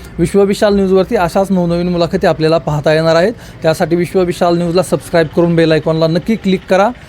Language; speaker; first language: Marathi; native; Marathi